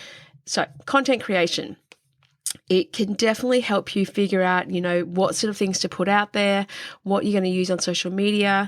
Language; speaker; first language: English; native; English